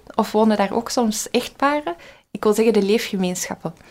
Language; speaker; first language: Dutch; native; Dutch